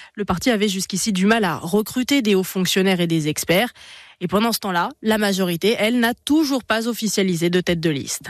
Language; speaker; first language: French; native; French